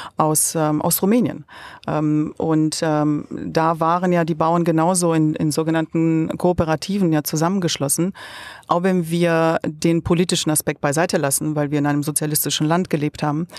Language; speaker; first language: German; non-native, fluent; Romanian